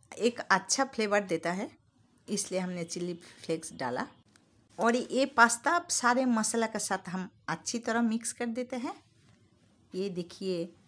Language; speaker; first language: Hindi; non-native, local second language; Bangla